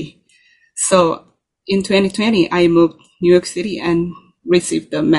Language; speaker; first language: English; non-native, learner; Korean